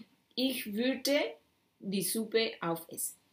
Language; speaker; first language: German; non-native, fluent; Spanish